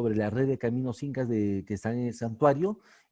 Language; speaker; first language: Spanish; native; Spanish